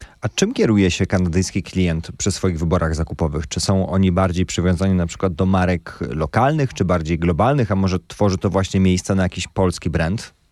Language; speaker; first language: Polish; native; Polish